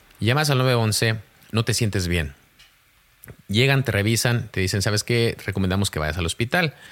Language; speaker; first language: Spanish; early bilingual, heritage; Spanish